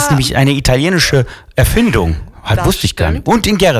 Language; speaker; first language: German; non-native, fluent; Italian